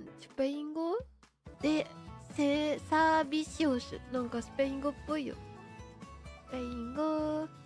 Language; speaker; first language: Japanese; native; Japanese